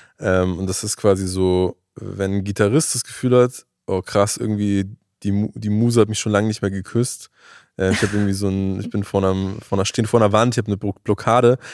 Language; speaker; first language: German; native; German